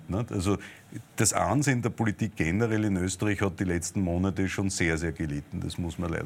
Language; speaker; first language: German; native; German